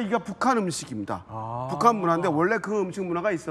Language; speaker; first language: Korean; native; Korean